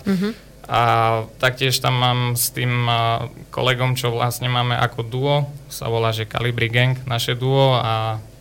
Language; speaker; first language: Slovak; non-native, local second language; Rusyn